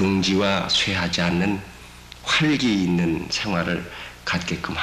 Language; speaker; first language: Korean; native; Korean